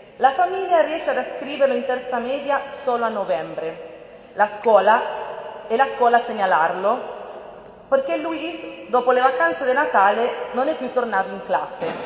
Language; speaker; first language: Italian; non-native, fluent; Spanish